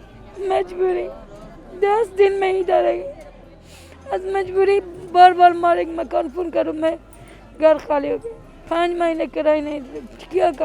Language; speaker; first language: Hindi; non-native, learner; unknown